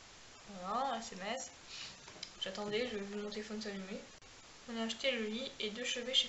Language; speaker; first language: French; native; French